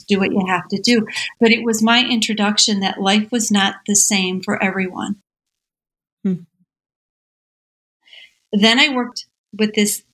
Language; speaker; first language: English; native; English